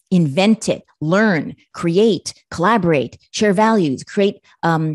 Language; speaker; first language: English; native; English